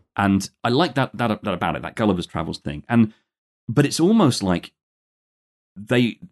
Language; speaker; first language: English; native; English